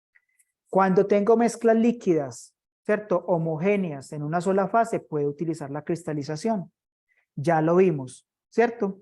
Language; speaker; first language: Spanish; native; Spanish